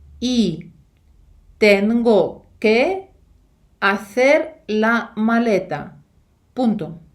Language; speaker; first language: Spanish; non-native, fluent; Ukrainian